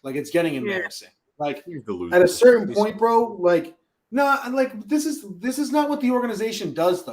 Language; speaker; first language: English; native; English